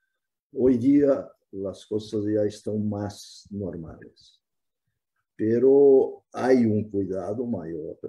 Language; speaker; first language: Spanish; non-native, fluent; Portuguese